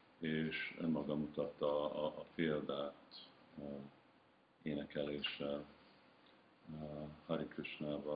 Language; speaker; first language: Hungarian; early bilingual, heritage; Hungarian